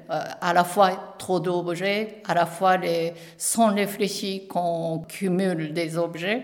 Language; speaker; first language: French; non-native, learner; Japanese